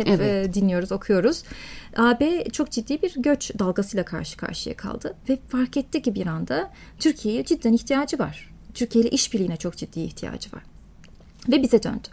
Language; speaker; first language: Turkish; native; Turkish